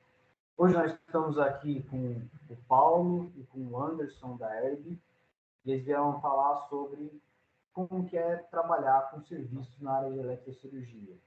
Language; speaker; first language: Portuguese; native; Portuguese